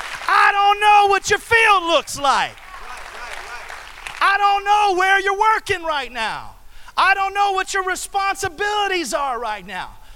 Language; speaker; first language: English; native; English